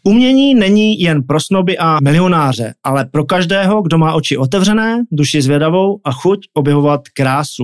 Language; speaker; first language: Czech; native; Czech